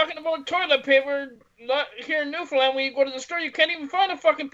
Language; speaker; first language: English; native; English